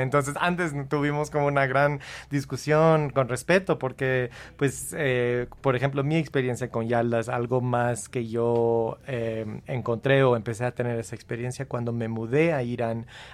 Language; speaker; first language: Spanish; early bilingual, heritage; Spanish